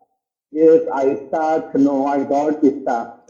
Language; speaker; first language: English; non-native, learner; Bangla